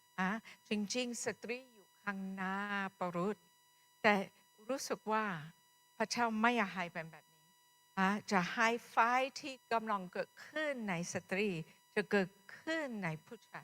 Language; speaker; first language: Thai; non-native, fluent; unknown